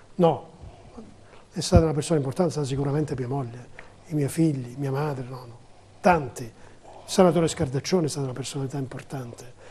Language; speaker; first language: Italian; native; Italian